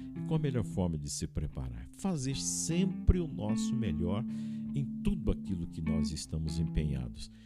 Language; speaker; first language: Portuguese; native; Portuguese